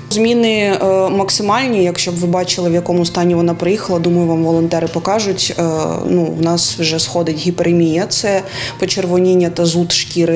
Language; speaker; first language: Ukrainian; native; Ukrainian